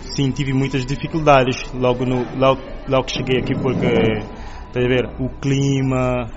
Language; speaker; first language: Portuguese; non-native, local second language; Kabuverdianu